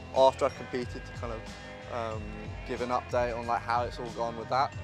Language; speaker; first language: English; native; English